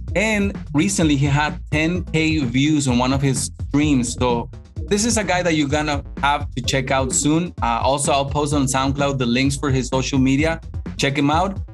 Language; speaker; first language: English; non-native, fluent; Spanish